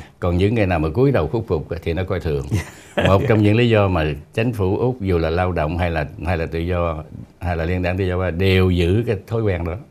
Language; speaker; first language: Vietnamese; native; Vietnamese